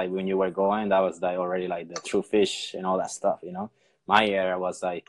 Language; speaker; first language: English; non-native, fluent; Spanish